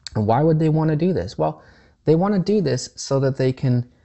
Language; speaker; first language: English; native; English